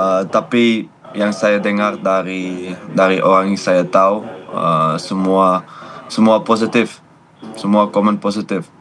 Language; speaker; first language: Indonesian; non-native, fluent; Dutch